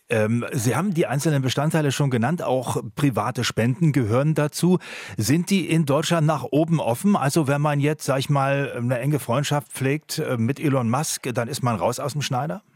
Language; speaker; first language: German; native; German